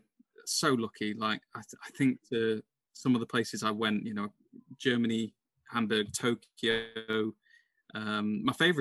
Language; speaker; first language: English; native; English